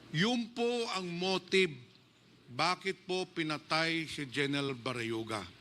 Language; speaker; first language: Filipino; native; Filipino